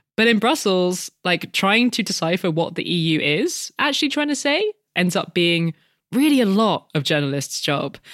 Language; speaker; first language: English; native; English